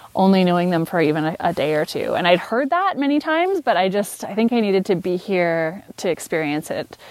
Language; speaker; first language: English; native; English